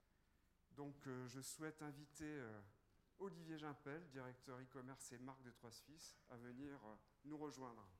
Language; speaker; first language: French; native; French